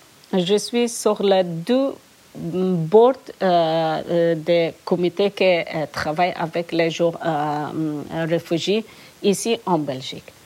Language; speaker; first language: French; non-native, learner; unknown